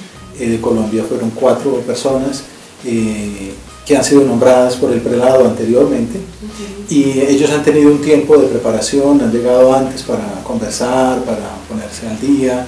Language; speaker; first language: Spanish; native; Spanish